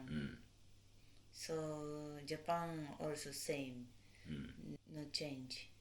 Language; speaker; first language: English; non-native, learner; Japanese